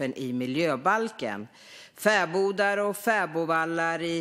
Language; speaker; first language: Swedish; native; Swedish